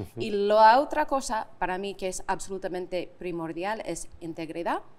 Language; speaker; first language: Spanish; non-native, fluent; English